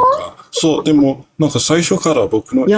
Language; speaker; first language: Japanese; non-native, learner; English